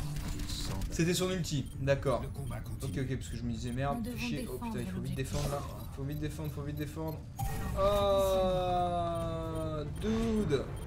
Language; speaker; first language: French; native; French